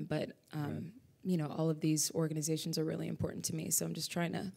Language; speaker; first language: English; native; English